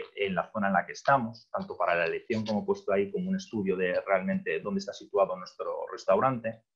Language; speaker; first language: Spanish; native; Spanish